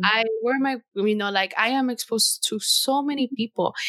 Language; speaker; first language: English; non-native, fluent; Spanish